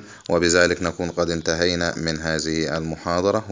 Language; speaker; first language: Arabic; native; Arabic